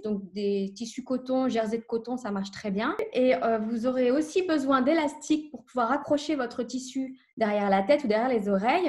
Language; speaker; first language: French; native; French